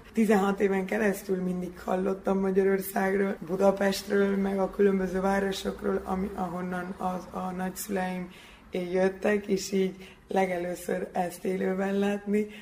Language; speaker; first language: Hungarian; early bilingual, heritage; Hungarian